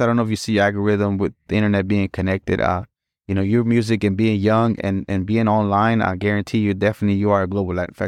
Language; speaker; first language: English; early bilingual, other home language; Spanish